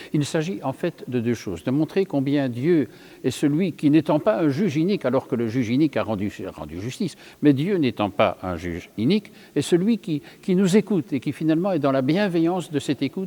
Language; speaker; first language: French; native; French